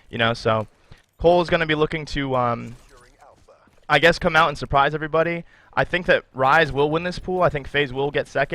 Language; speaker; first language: English; native; English